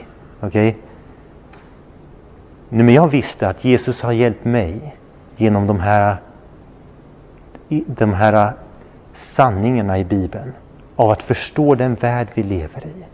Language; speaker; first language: Swedish; non-native, fluent; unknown